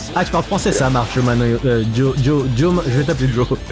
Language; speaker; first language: French; native; French